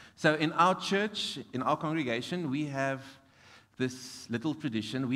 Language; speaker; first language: English; non-native, local second language; Afrikaans